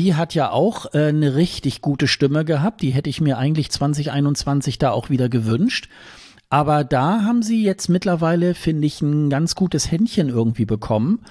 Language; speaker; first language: German; native; German